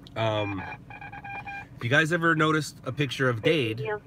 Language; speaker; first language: English; native; English